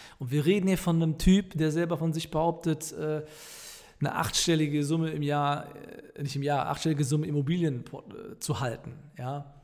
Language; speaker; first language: German; native; German